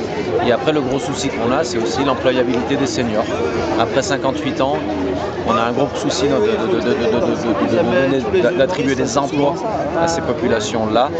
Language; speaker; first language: French; native; French